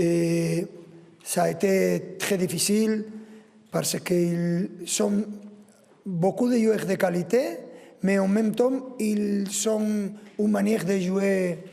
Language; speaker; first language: French; non-native, fluent; Spanish